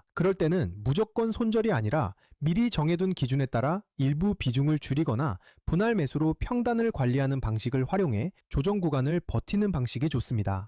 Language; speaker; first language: Korean; native; Korean